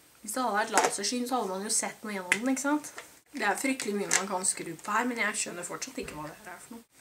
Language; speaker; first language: Norwegian; native; Norwegian